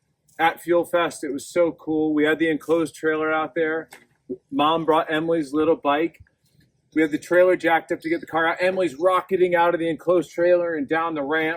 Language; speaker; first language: English; native; English